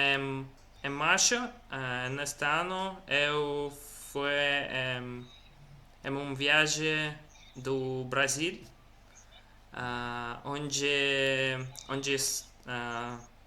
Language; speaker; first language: Portuguese; non-native, learner; Russian